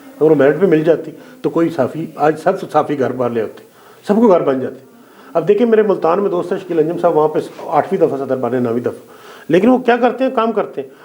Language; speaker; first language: Urdu; non-native, local second language; Punjabi